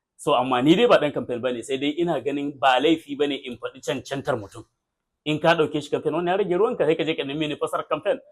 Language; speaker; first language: Hausa; native; Hausa